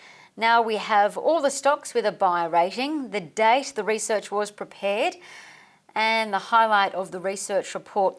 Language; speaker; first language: English; native; English